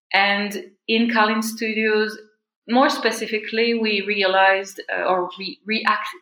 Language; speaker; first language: English; non-native, fluent; French